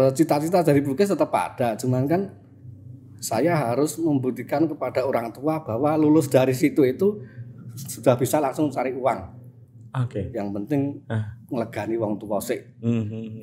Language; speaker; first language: Indonesian; non-native, local second language; Javanese